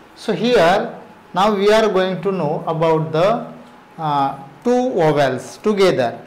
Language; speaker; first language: English; non-native, local second language; Marathi